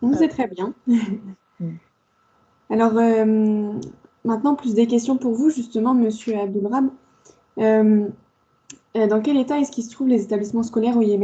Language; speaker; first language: French; native; French